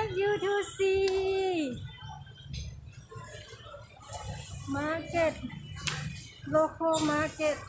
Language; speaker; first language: English; non-native, learner; Thai